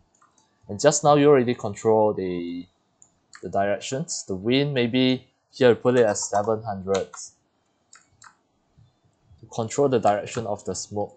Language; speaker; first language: English; non-native, fluent; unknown